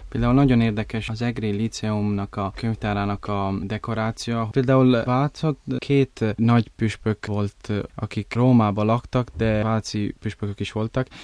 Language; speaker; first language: Hungarian; early bilingual, heritage; Italian